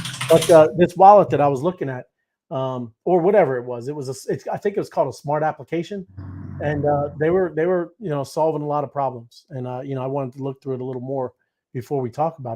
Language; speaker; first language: English; native; English